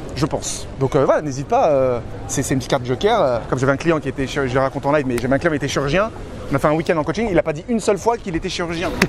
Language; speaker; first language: French; native; French